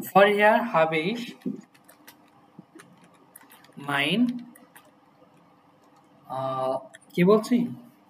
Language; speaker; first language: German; non-native, fluent; Bangla